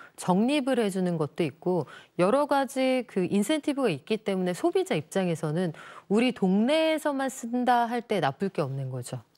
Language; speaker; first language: Korean; native; Korean